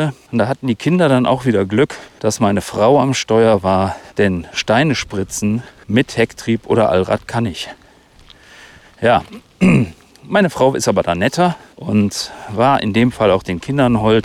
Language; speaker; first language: German; native; German